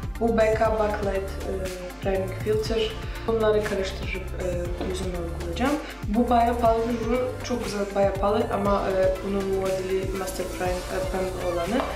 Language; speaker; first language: Turkish; non-native, fluent; Russian